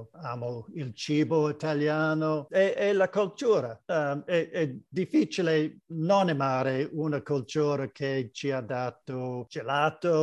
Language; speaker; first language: Italian; non-native, learner; English